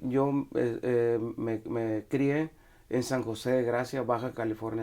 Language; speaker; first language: Spanish; native; Spanish